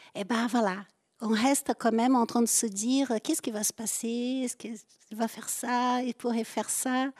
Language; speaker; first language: French; native; French